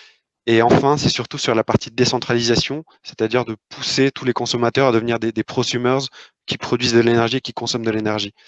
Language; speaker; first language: French; native; French